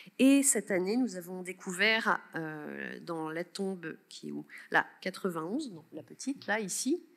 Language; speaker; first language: French; native; French